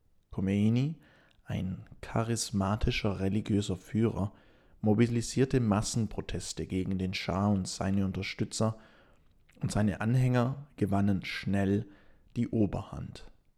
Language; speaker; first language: German; native; German